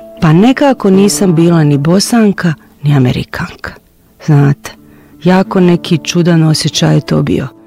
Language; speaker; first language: Bosnian; early bilingual, heritage; Bosnian